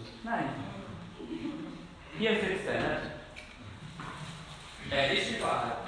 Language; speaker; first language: German; non-native, fluent; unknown